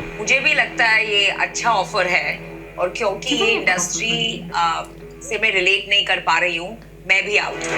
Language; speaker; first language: Hindi; native; Hindi